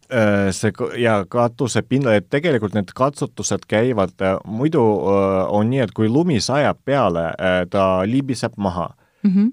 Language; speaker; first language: Estonian; non-native, local second language; Russian